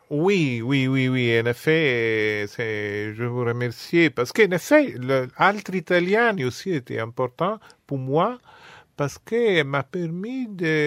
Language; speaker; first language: French; non-native, fluent; Italian